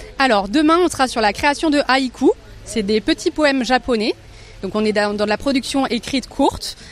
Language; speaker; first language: French; native; French